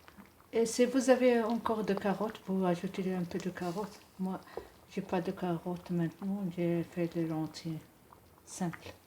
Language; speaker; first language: French; non-native, local second language; Arabic